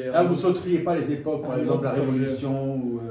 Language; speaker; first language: French; native; French